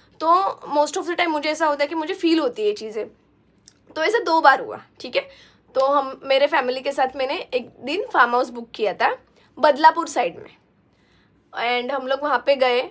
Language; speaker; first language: Hindi; non-native, local second language; Marathi